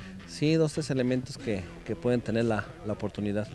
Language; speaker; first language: Spanish; native; Spanish